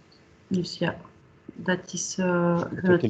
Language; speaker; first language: Dutch; non-native, local second language; French